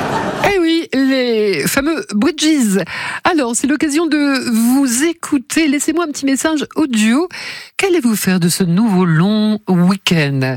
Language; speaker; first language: French; native; French